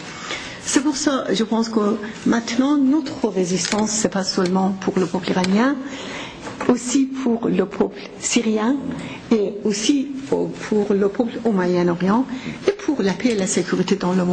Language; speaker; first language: French; non-native, fluent; Persian